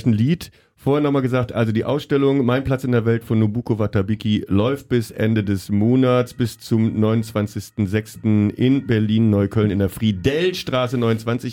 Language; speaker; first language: German; native; German